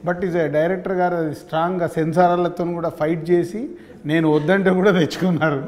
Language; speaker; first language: Telugu; native; Telugu